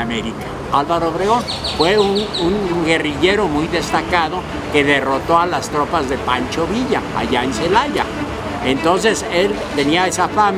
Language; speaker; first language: Spanish; native; Spanish